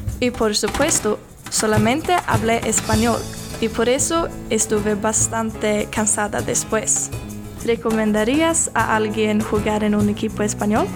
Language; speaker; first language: Spanish; non-native, learner; Swedish